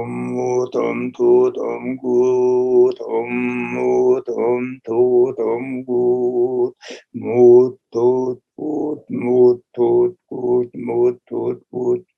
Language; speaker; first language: German; non-native, fluent; Tuvinian